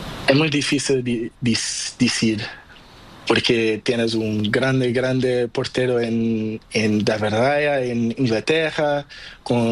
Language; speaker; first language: Spanish; non-native, learner; Portuguese